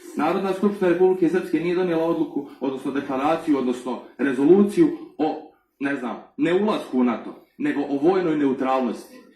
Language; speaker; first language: Serbian; native; Serbian